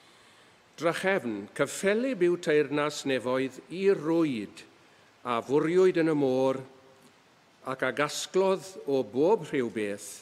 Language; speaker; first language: Welsh; native; Welsh